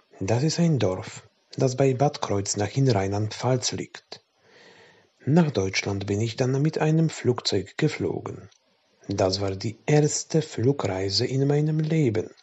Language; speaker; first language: German; non-native, fluent; Polish